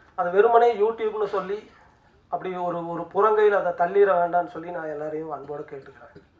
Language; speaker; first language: Tamil; native; Tamil